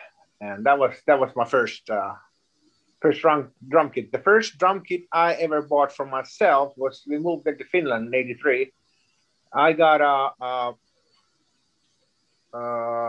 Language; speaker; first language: English; non-native, fluent; Swedish